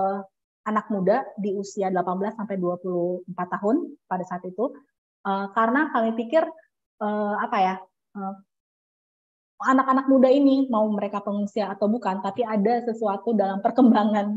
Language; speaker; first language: Indonesian; native; Indonesian